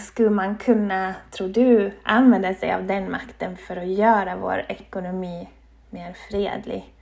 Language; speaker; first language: Swedish; native; Swedish